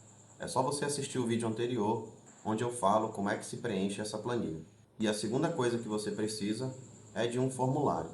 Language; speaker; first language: Portuguese; native; Portuguese